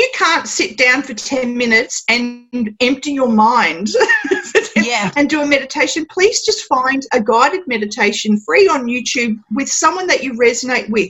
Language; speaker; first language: English; native; English